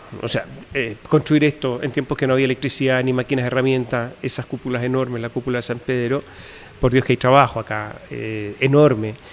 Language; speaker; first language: Spanish; native; Spanish